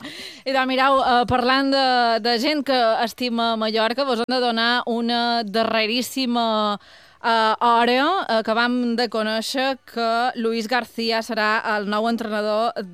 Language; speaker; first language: Catalan; native; Catalan